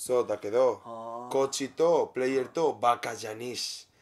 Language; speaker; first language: Japanese; non-native, learner; Spanish